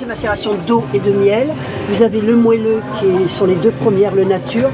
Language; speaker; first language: French; native; French